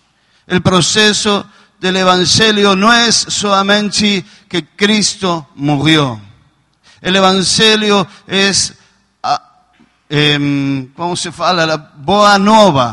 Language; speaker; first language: Portuguese; non-native, learner; Spanish